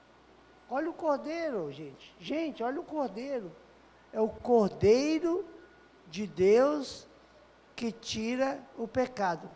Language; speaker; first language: Portuguese; native; Portuguese